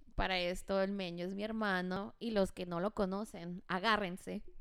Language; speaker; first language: Spanish; early bilingual, heritage; Spanish